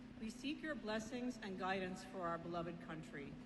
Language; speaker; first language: English; early bilingual, other home language; Punjabi